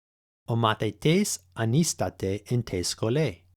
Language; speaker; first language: Greek; non-native, fluent; English